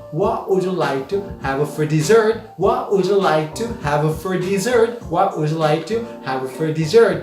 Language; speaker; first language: English; non-native, fluent; Korean